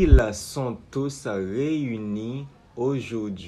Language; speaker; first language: French; non-native, local second language; Haitian Creole